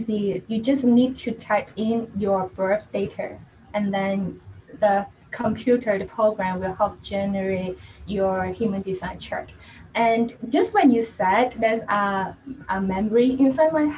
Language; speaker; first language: English; non-native, local second language; Cantonese